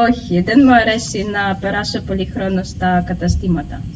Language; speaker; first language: Greek; non-native, learner; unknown